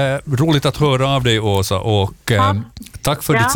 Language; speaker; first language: Swedish; native; Swedish